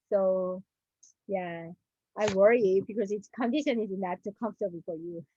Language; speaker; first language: English; non-native, learner; Korean